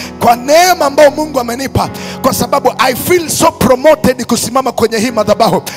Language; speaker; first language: Swahili; native; Swahili